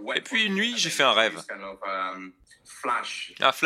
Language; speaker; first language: French; non-native, fluent; Spanish